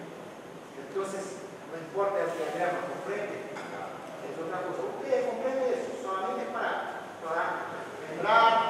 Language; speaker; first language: Spanish; non-native, fluent; Portuguese